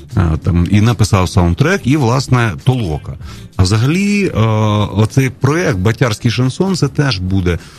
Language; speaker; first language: Ukrainian; non-native, local second language; Russian